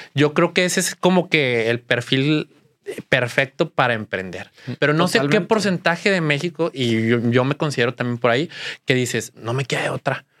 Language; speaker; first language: Spanish; native; Spanish